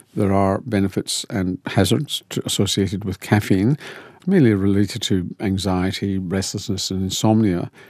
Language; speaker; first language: English; native; English